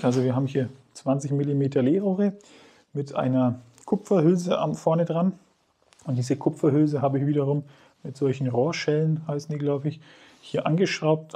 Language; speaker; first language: German; native; German